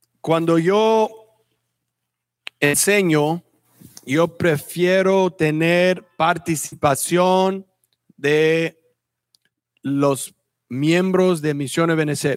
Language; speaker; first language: Spanish; early bilingual, heritage; Spanish